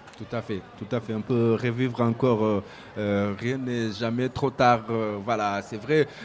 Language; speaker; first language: French; native; French